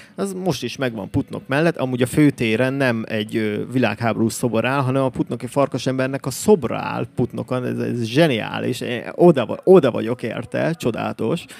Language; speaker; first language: Hungarian; native; Hungarian